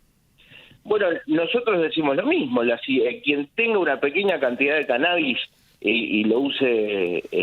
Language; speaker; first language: Spanish; native; Spanish